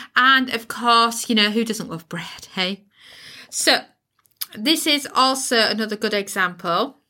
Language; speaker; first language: English; native; English